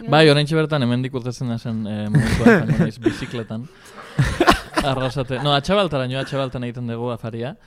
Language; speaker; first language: Basque; non-native, local second language; Spanish